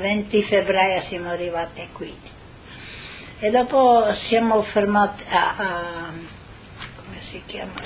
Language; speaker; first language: Italian; non-native, local second language; Slovenian